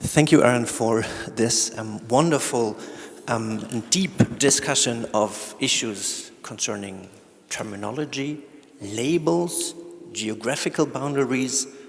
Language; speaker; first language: English; non-native, fluent; German